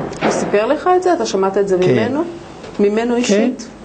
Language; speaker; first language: Hebrew; native; Hebrew